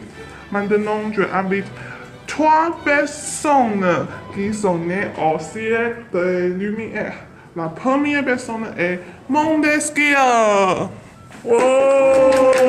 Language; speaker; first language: French; non-native, learner; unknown